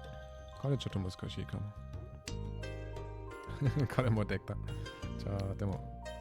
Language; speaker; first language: Japanese; non-native, learner; German